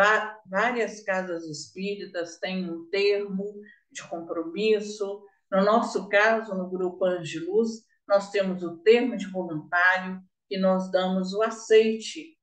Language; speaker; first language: Portuguese; native; Portuguese